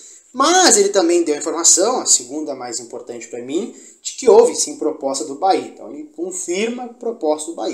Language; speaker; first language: Portuguese; native; Portuguese